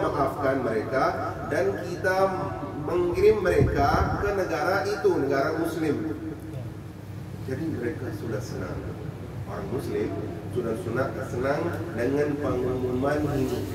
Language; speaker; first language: Indonesian; non-native, fluent; Urdu